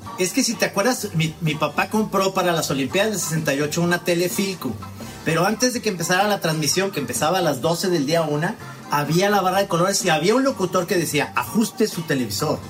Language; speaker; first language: Spanish; native; Spanish